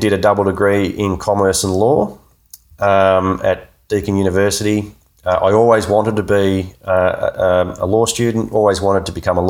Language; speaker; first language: English; native; English